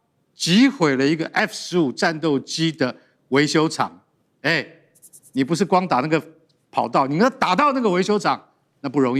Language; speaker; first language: Chinese; native; Chinese